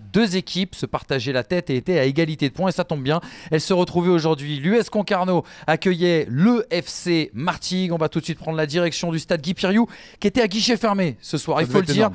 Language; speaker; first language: French; native; French